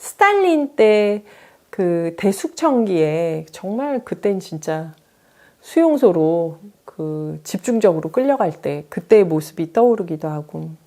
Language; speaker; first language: Korean; native; Korean